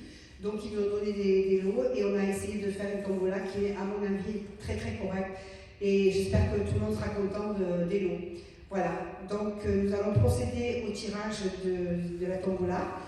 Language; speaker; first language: French; native; French